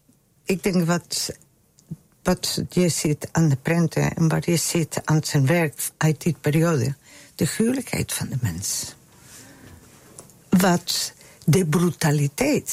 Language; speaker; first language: Dutch; non-native, fluent; Spanish